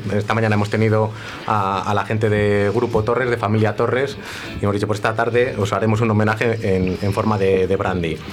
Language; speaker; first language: Spanish; native; Spanish